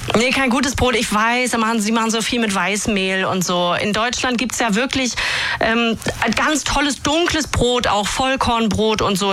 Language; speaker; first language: German; native; German